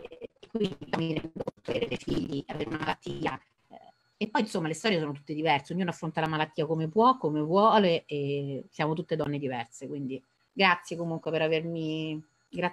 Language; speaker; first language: Italian; native; Italian